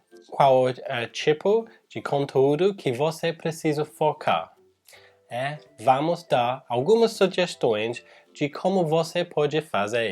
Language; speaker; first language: Portuguese; non-native, fluent; English